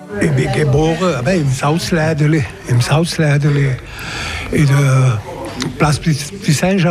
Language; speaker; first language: German; non-native, local second language; French